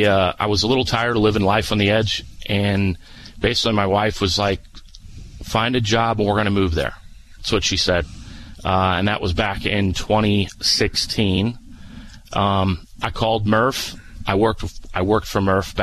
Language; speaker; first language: English; native; English